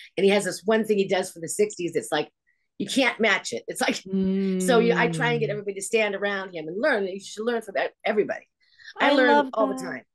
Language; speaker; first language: English; native; English